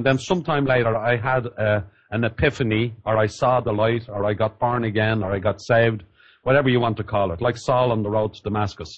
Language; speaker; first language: English; native; English